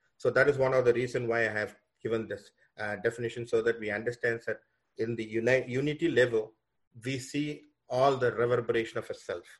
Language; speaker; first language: English; non-native, local second language; Tamil